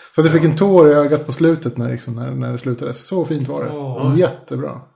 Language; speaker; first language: Swedish; early bilingual, other home language; Spanish